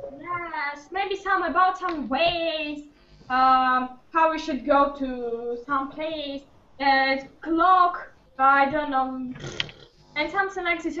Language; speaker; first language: English; non-native, learner; Russian